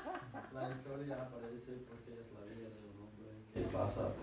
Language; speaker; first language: Spanish; non-native, fluent; English